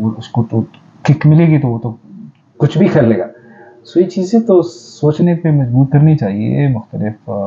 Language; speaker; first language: Urdu; non-native, local second language; Pashto